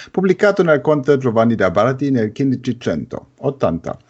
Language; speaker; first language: Italian; non-native, fluent; German